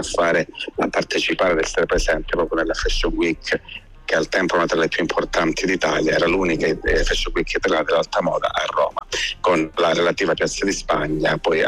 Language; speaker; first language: Italian; native; Italian